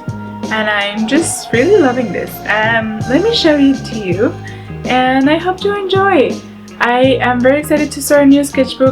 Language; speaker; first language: English; non-native, fluent; Spanish